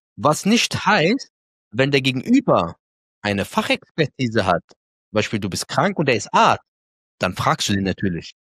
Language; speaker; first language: German; early bilingual, other home language; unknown